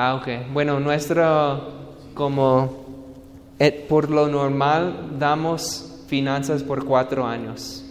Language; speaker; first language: Spanish; non-native, fluent; English